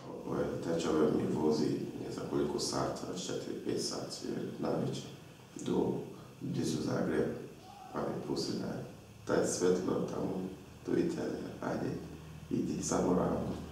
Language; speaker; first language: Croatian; non-native, learner; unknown